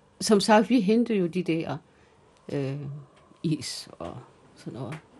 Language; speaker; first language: Danish; early bilingual, other home language; Kalaallisut